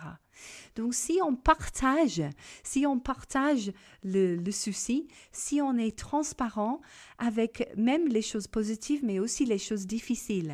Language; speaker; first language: French; non-native, fluent; English